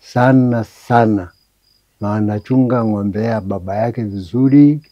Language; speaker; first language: Swahili; non-native, local second language; Masai